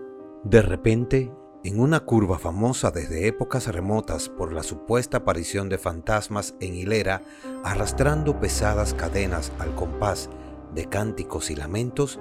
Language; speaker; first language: Spanish; native; Spanish